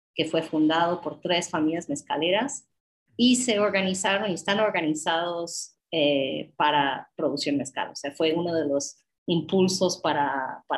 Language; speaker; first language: Spanish; non-native, fluent; English